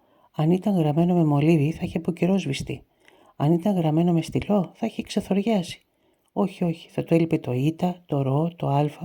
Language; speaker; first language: Greek; native; Greek